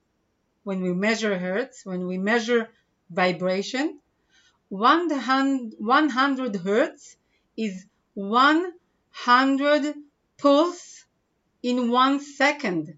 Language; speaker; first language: English; non-native, fluent; Hebrew